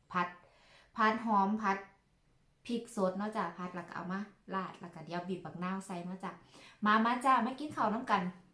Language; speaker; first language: Thai; native; Thai